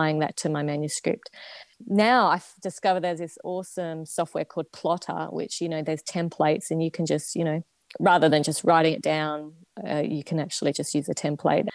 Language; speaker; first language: English; native; English